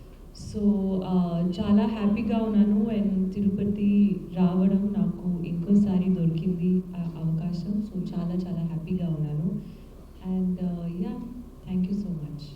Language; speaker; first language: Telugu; non-native, learner; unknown